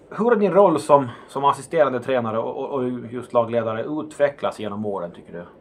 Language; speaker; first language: Swedish; native; Swedish